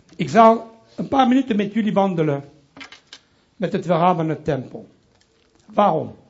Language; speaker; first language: Dutch; non-native, fluent; French